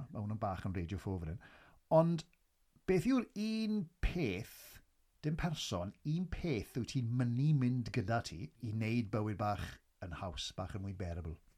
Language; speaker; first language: Welsh; native; Welsh